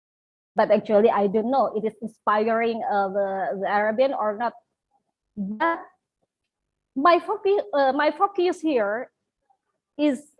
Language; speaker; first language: English; non-native, learner; Indonesian